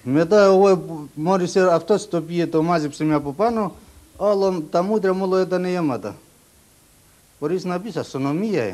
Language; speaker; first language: Greek; non-native, learner; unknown